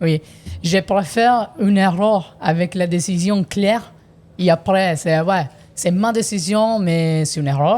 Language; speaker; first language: French; non-native, learner; Italian